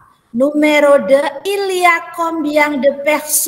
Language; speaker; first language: French; non-native, fluent; Indonesian